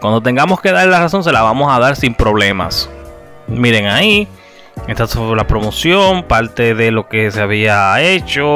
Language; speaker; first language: Spanish; native; Spanish